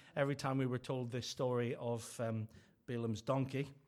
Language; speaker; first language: English; native; English